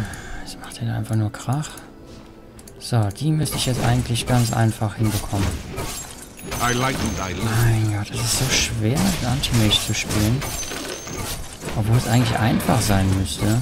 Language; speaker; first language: German; native; German